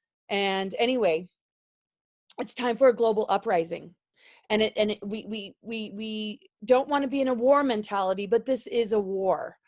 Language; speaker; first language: English; native; English